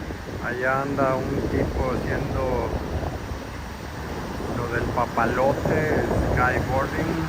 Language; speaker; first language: Spanish; native; Spanish